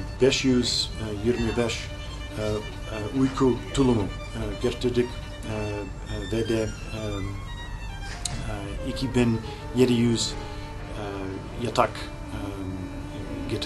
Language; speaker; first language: Turkish; non-native, learner; English